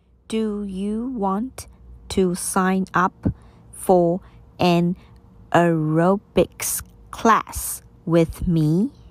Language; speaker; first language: English; non-native, fluent; Chinese